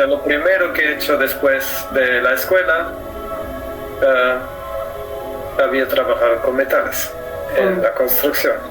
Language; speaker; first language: Spanish; non-native, fluent; German